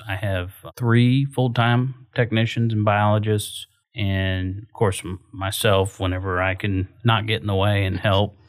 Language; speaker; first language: English; native; English